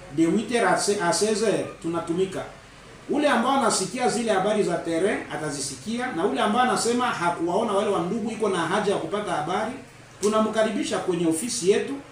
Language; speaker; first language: Swahili; native; Swahili